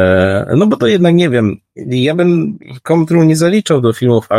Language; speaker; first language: Polish; native; Polish